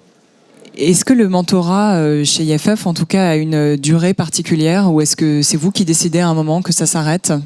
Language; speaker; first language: French; native; French